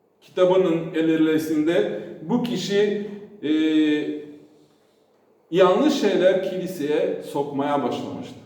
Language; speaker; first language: Turkish; non-native, fluent; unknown